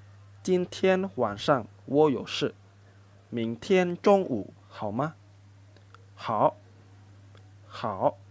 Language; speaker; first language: Chinese; non-native, fluent; Indonesian